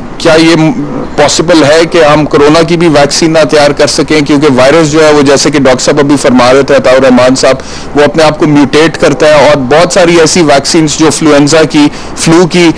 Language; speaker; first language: Urdu; native; Urdu